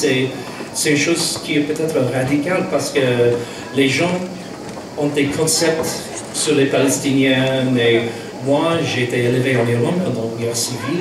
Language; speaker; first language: French; non-native, fluent; English